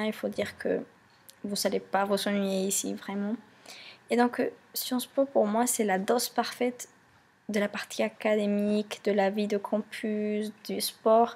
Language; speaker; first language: French; non-native, fluent; Spanish